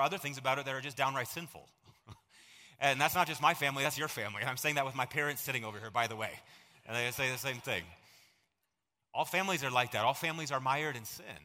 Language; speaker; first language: English; native; English